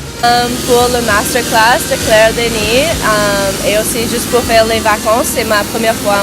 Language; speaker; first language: French; non-native, learner; English